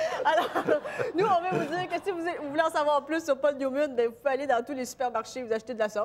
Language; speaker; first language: French; native; French